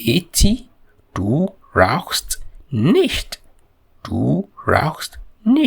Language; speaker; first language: German; non-native, fluent; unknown